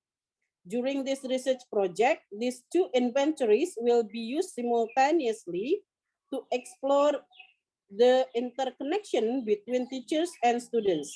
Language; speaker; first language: English; non-native, local second language; Indonesian